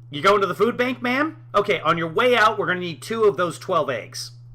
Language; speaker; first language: English; native; English